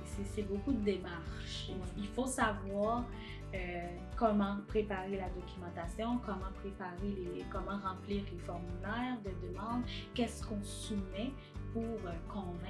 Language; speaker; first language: French; non-native, local second language; Haitian Creole